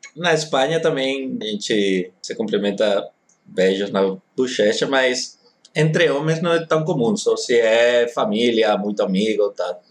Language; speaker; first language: Portuguese; non-native, fluent; Spanish